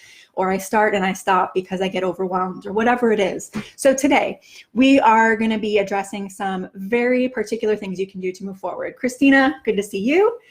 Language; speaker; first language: English; native; English